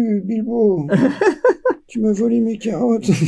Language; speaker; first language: French; native; French